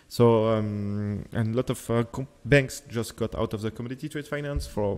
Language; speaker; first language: English; non-native, fluent; French